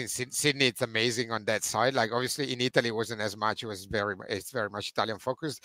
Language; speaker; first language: English; non-native, fluent; Italian